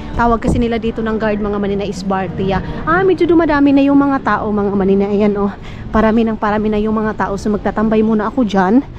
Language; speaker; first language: Filipino; non-native, local second language; Cebuano